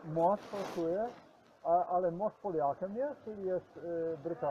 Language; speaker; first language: Polish; non-native, learner; Czech